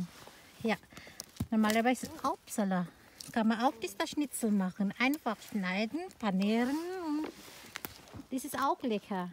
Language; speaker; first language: German; non-native, learner; Filipino